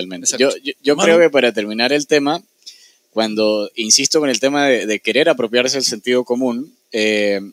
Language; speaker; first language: Spanish; native; Spanish